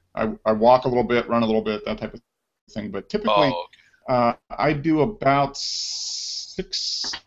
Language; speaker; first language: English; native; English